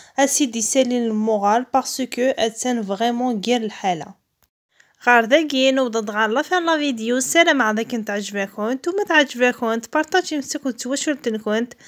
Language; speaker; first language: Arabic; non-native, local second language; Kabyle